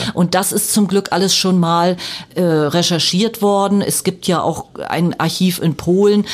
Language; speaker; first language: German; native; German